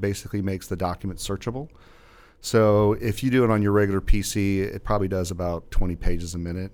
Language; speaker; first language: English; native; English